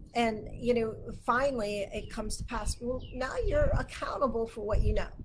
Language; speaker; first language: English; native; English